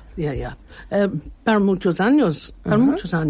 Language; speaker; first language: Spanish; non-native, learner; English